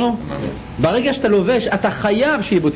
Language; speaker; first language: Hebrew; native; Hebrew